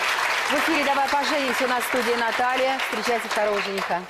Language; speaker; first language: Russian; native; Russian